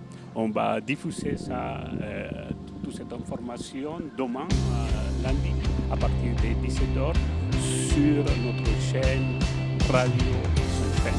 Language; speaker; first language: French; non-native, fluent; Spanish